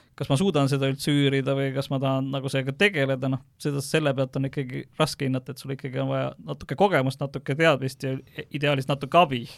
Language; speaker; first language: Estonian; native; Estonian